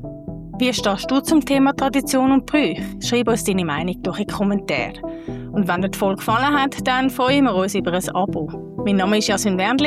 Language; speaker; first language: German; native; German